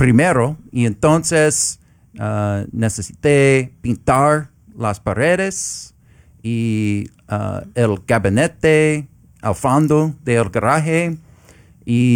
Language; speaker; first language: Spanish; non-native, learner; English